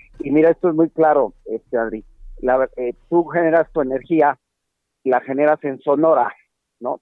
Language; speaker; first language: Spanish; native; Spanish